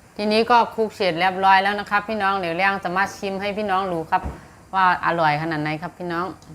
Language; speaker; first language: Thai; native; Thai